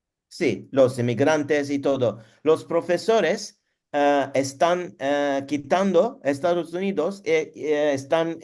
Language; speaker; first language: Spanish; non-native, learner; Turkish